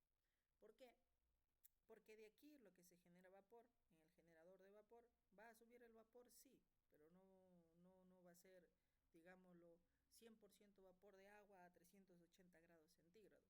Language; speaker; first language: Spanish; native; Spanish